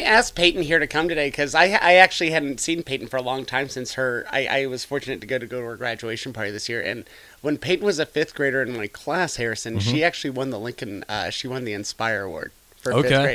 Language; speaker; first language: English; native; English